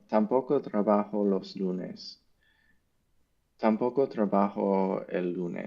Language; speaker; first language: Spanish; non-native, learner; English